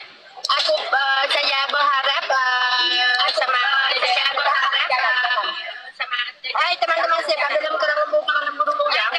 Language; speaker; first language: Indonesian; non-native, learner; Vietnamese